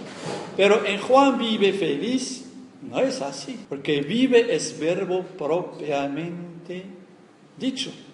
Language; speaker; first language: Spanish; non-native, fluent; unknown